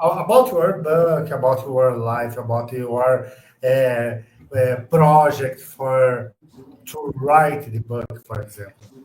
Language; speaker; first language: English; non-native, learner; Portuguese